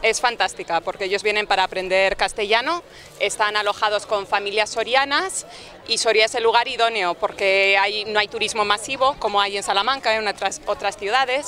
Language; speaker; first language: Spanish; native; Spanish